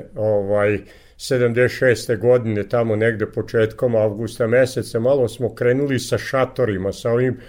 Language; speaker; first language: Serbian; native; Serbian